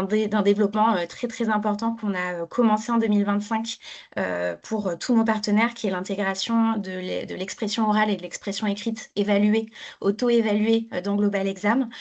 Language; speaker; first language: French; native; French